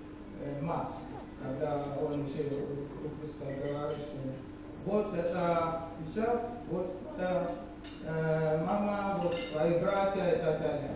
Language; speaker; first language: Russian; non-native, learner; Yoruba